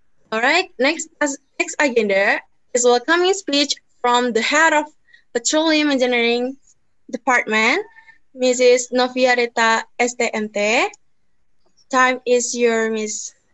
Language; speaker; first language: English; non-native, learner; Indonesian